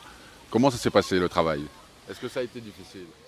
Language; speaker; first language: French; native; French